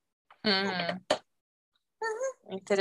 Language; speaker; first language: Spanish; non-native, fluent; English